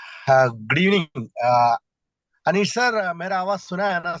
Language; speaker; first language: Hindi; non-native, local second language; Malayalam